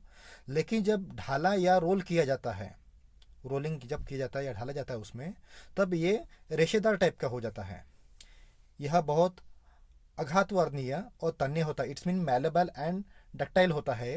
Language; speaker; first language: Hindi; non-native, local second language; Marathi